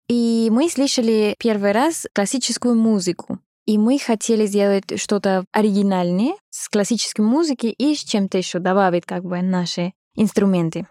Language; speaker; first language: Russian; non-native, fluent; Spanish